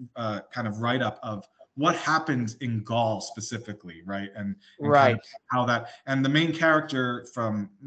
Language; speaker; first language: English; native; English